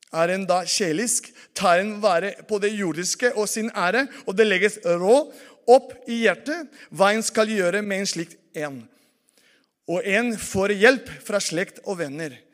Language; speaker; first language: Norwegian; non-native, fluent; Spanish